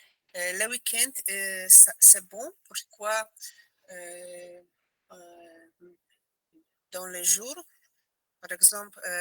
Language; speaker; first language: French; non-native, learner; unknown